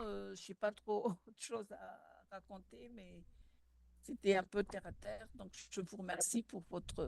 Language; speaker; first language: French; non-native, local second language; Malagasy